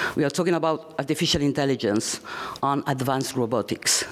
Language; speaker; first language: English; non-native, fluent; Spanish